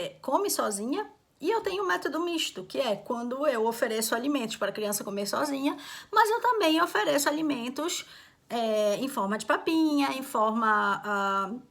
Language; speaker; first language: Portuguese; native; Portuguese